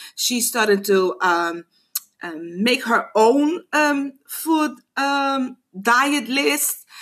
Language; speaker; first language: English; non-native, fluent; Papiamento